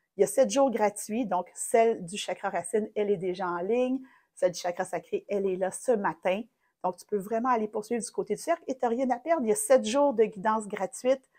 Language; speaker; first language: French; native; French